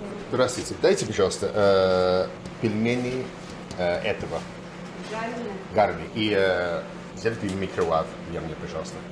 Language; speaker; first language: Russian; non-native, learner; English